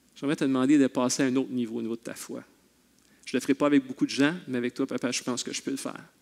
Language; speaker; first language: French; native; French